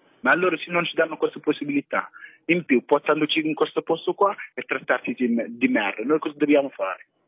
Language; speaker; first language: Italian; non-native, fluent; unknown